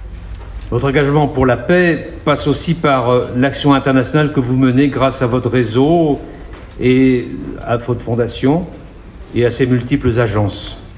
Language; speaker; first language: French; native; French